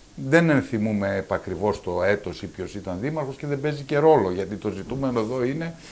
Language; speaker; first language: Greek; native; Greek